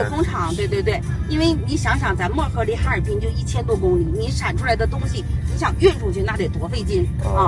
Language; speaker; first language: Chinese; native; Chinese